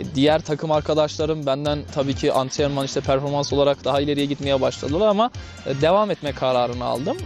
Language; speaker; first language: Turkish; native; Turkish